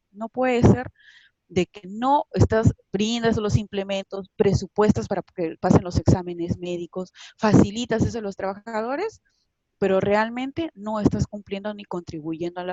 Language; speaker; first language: Spanish; native; Spanish